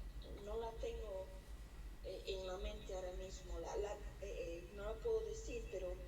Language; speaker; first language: Spanish; early bilingual, heritage; Spanish